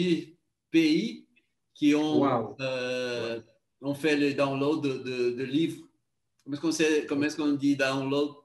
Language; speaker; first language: French; non-native, learner; Portuguese